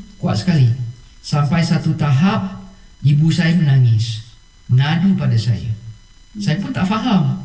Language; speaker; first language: Malay; non-native, local second language; Chinese